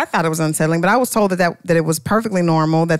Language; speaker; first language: English; native; English